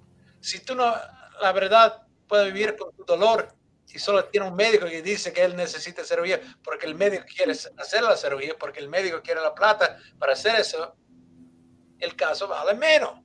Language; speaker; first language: Spanish; non-native, learner; English